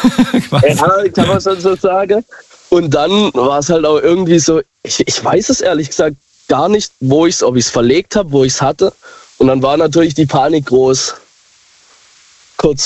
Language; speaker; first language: German; native; German